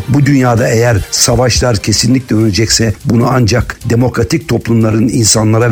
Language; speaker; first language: Turkish; native; Turkish